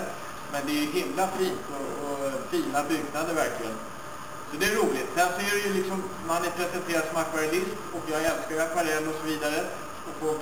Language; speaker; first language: Swedish; native; Swedish